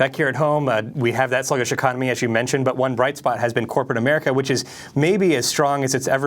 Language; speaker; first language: English; native; English